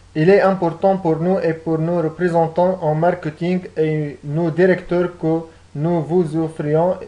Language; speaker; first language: French; non-native, local second language; Arabic